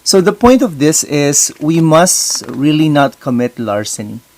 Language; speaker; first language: English; non-native, local second language; Filipino